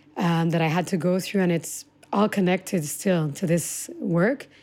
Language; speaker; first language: English; early bilingual, other home language; Hebrew